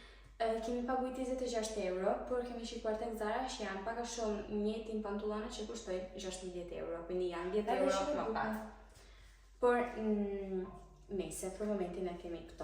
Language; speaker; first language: Albanian; early bilingual, heritage; Albanian